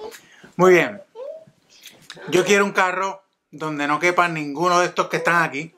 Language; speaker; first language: Spanish; native; Spanish